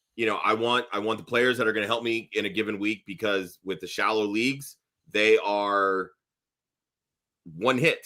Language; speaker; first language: English; native; English